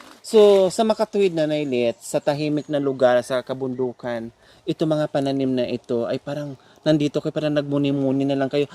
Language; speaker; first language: Filipino; native; Filipino